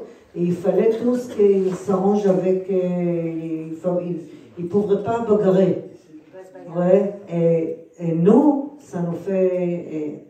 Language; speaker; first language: French; early bilingual, heritage; Hebrew